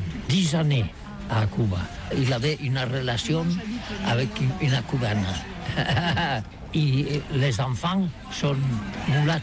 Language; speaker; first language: French; non-native, learner; Catalan